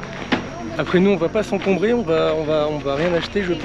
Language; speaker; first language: French; native; French